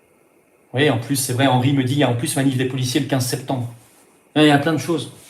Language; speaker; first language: French; native; French